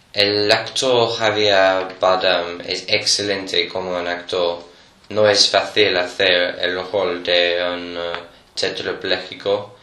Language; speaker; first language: Spanish; non-native, learner; English